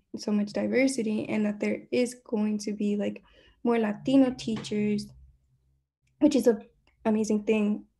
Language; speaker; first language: English; native; English